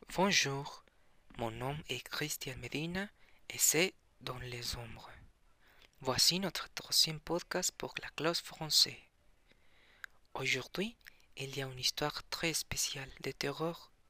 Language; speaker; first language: French; non-native, learner; Spanish